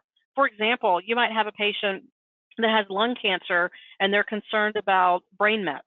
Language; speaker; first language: English; native; English